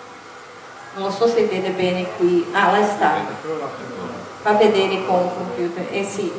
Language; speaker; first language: Italian; non-native, learner; Portuguese